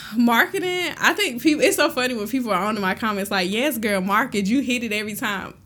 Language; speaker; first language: English; native; English